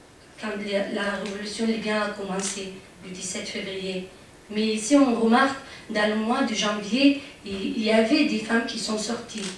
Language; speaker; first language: French; non-native, fluent; Arabic